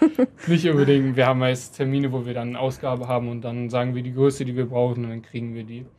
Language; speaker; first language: German; native; German